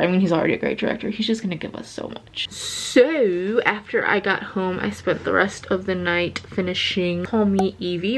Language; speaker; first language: English; native; English